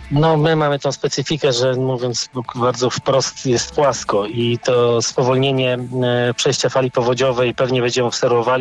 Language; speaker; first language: Polish; native; Polish